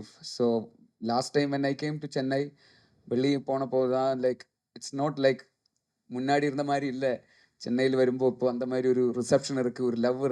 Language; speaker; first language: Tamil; non-native, learner; Malayalam